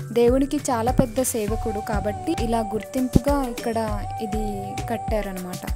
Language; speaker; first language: Telugu; non-native, local second language; Lambadi